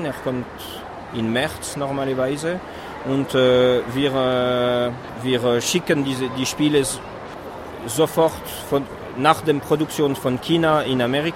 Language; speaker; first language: German; non-native, fluent; French